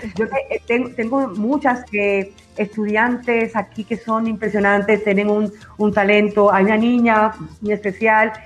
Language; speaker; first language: Spanish; native; Spanish